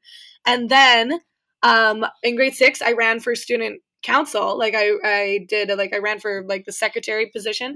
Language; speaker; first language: English; native; English